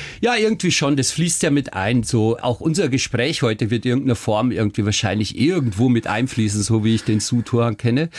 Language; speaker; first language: German; early bilingual, other home language; Turkish